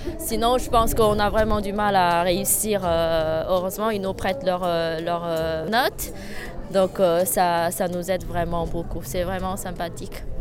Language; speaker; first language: French; non-native, fluent; Chinese